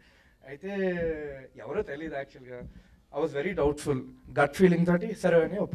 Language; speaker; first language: Telugu; native; Telugu